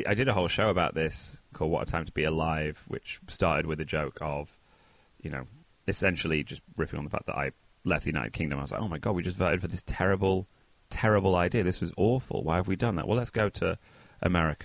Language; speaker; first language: English; native; English